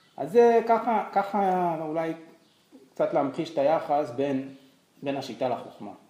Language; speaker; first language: Hebrew; native; Hebrew